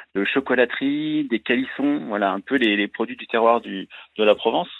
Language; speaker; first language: French; native; French